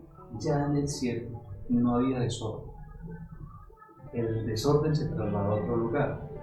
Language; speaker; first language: Spanish; native; Spanish